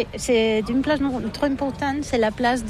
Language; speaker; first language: French; non-native, learner; Catalan